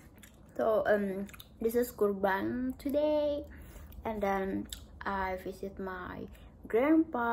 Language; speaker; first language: English; non-native, learner; Indonesian